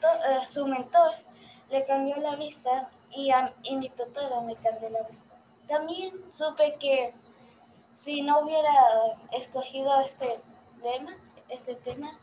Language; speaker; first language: Spanish; early bilingual, heritage; Spanish